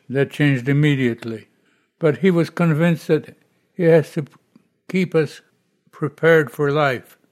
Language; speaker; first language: English; non-native, fluent; Polish